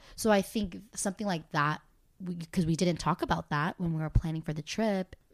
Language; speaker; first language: English; native; English